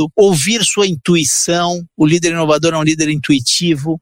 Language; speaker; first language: Portuguese; early bilingual, other home language; Italian